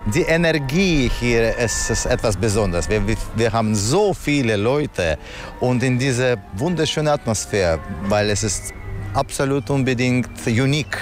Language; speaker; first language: German; non-native, fluent; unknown